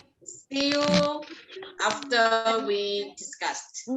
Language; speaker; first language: English; non-native, fluent; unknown